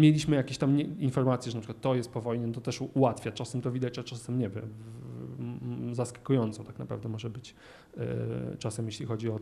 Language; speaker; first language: Polish; native; Polish